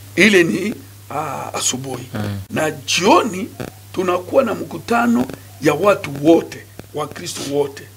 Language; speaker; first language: Swahili; non-native, local second language; Nande